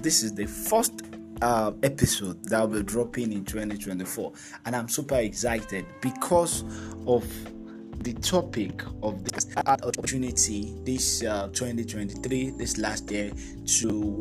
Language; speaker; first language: English; non-native, local second language; Yoruba